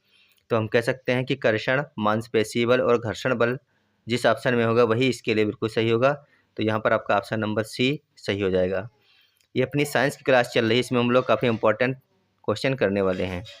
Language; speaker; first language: Hindi; native; Hindi